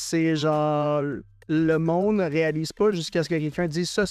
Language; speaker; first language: French; native; French